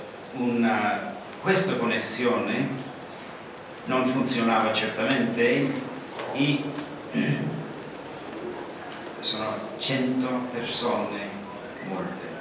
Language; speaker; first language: Italian; non-native, learner; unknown